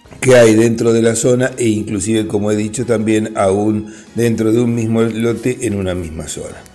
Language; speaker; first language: Spanish; native; Spanish